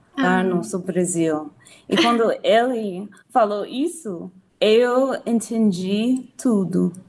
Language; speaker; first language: Portuguese; non-native, fluent; English